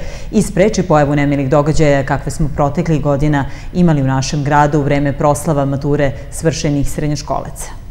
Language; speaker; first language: Serbian; native; Serbian